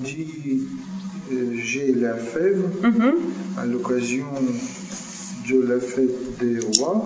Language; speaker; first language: French; non-native, learner; Russian